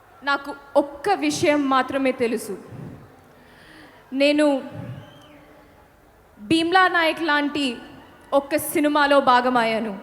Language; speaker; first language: Telugu; non-native, learner; Malayalam